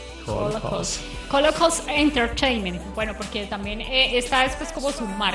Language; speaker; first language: Spanish; native; Spanish